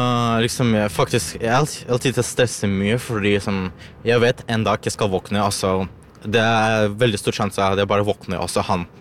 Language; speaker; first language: Norwegian; non-native, learner; Ukrainian